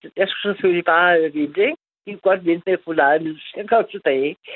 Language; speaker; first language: Danish; native; Danish